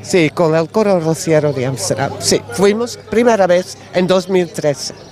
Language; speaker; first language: Spanish; non-native, learner; Dutch